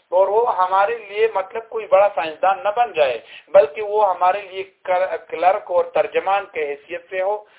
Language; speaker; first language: Urdu; non-native, local second language; Pashto